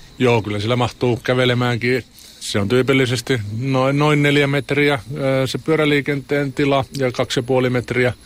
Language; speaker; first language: Finnish; native; Finnish